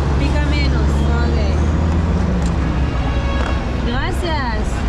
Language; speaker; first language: Spanish; non-native, learner; Hebrew